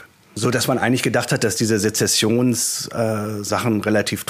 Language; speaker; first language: German; native; German